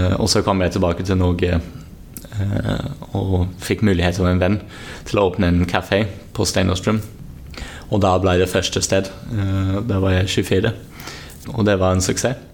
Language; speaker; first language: Norwegian; non-native, fluent; English